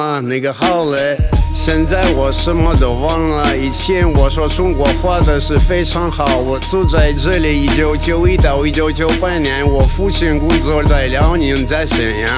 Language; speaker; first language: Chinese; non-native, learner; Russian